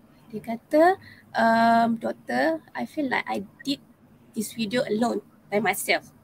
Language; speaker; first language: English; non-native, local second language; Malay